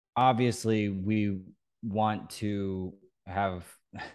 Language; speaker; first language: English; native; English